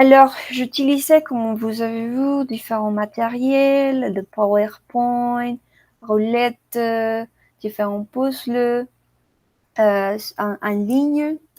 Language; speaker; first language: French; non-native, learner; Spanish